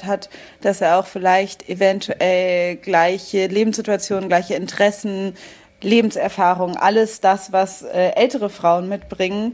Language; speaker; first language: German; native; German